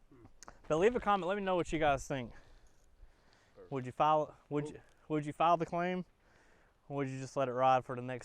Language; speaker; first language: English; native; English